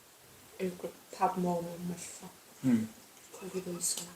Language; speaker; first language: Korean; non-native, learner; Uzbek